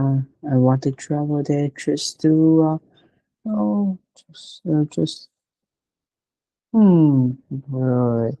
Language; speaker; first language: English; non-native, learner; Vietnamese